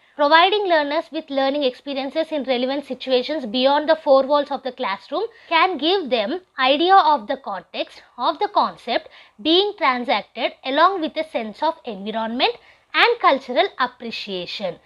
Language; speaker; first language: English; non-native, local second language; Telugu